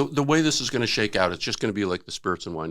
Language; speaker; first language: English; native; English